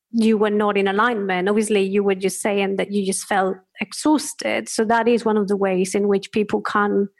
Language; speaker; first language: English; non-native, fluent; Spanish